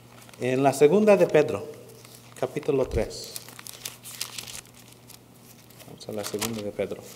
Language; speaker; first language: Spanish; non-native, fluent; English